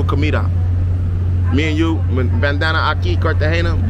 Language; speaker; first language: Spanish; non-native, learner; English